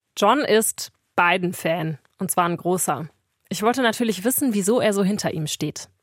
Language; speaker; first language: German; native; German